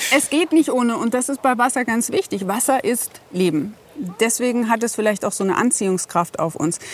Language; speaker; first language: German; native; German